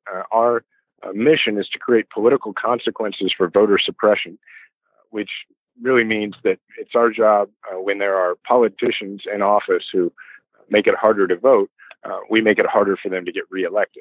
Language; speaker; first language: English; native; English